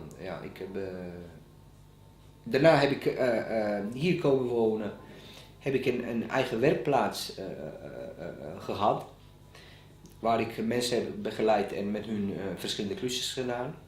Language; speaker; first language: Dutch; non-native, fluent; Bosnian